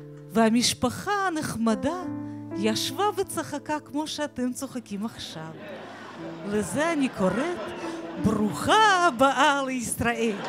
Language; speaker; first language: Hebrew; non-native, fluent; Russian